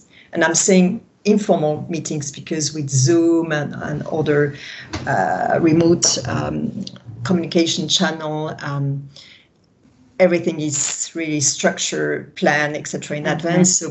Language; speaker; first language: English; non-native, fluent; French